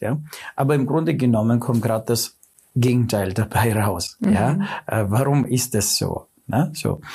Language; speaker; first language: German; non-native, fluent; Russian